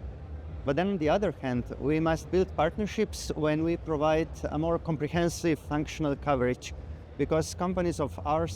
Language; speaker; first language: English; non-native, fluent; Slovenian